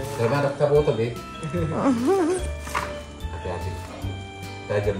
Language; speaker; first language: Indonesian; native; Indonesian